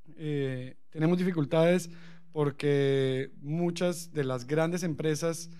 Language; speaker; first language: Spanish; native; Spanish